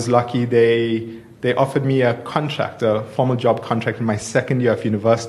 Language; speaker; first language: English; native; English